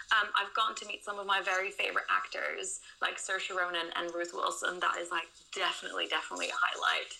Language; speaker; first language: English; non-native, fluent; Dutch